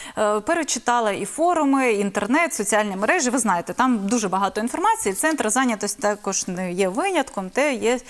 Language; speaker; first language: Ukrainian; native; Ukrainian